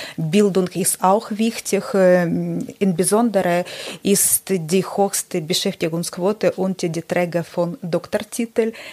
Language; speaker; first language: German; non-native, learner; Ukrainian